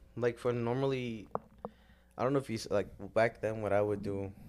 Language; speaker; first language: English; early bilingual, other home language; Spanish